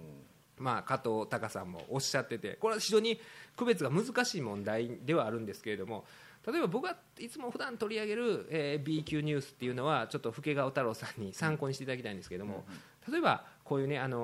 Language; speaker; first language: Japanese; native; Japanese